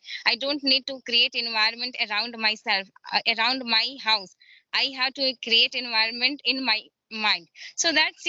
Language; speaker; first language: English; non-native, learner; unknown